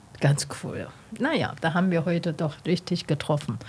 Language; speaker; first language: German; non-native, learner; Chinese